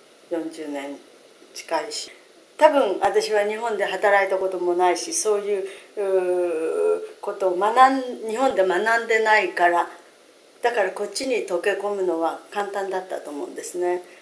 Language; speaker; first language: Japanese; native; Japanese